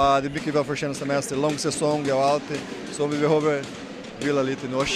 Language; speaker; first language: Swedish; non-native, learner; Portuguese